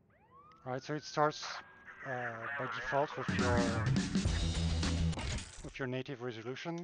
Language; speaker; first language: English; non-native, fluent; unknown